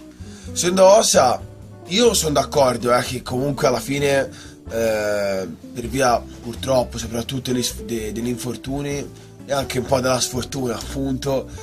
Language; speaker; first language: Italian; native; Italian